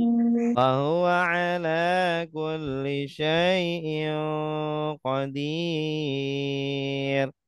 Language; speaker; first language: Arabic; non-native, fluent; Indonesian